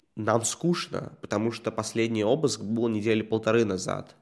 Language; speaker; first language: Russian; native; Russian